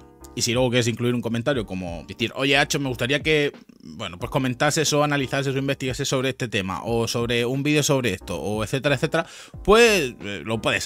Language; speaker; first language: Spanish; native; Spanish